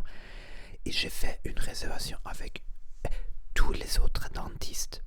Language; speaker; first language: French; non-native, learner; Spanish